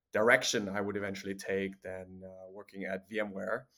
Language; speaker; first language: English; non-native, fluent; German